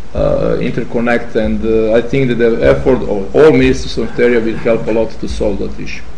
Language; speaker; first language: English; non-native, fluent; Serbian